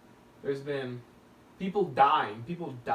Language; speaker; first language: English; native; English